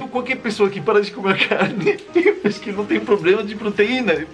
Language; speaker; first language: Portuguese; non-native, fluent; French